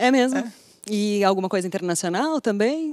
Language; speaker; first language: Portuguese; native; Portuguese